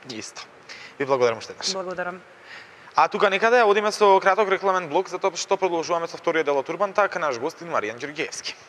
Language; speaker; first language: Macedonian; native; Macedonian